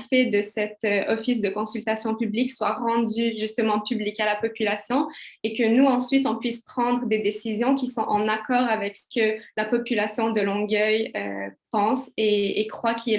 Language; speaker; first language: French; early bilingual, other home language; Kabyle